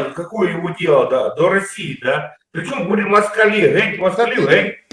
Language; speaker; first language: Russian; native; Russian